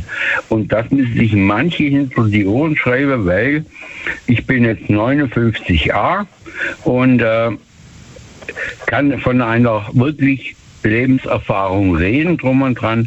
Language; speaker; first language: German; native; German